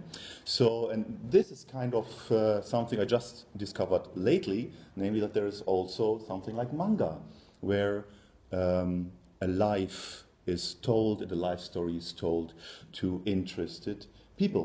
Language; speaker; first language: English; non-native, fluent; German